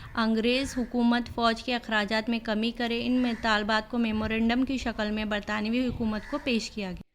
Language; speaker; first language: Urdu; native; Urdu